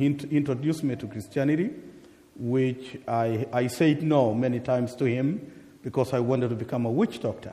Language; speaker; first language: English; non-native, local second language; Masai